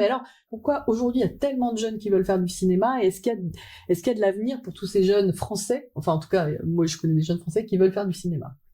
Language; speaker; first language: French; native; French